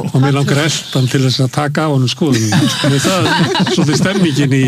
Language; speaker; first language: Icelandic; native; Icelandic